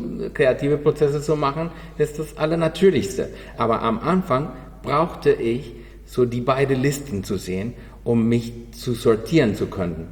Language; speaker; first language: German; non-native, learner; Spanish